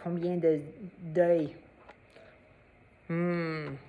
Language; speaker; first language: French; non-native, fluent; English